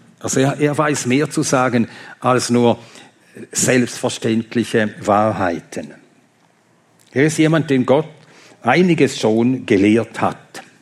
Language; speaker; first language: German; non-native, fluent; Swedish